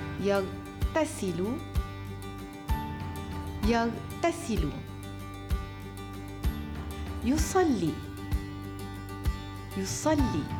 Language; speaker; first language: Arabic; non-native, fluent; Malay